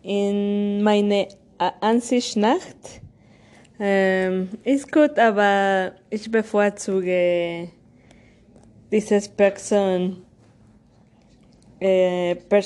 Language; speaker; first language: German; non-native, learner; Spanish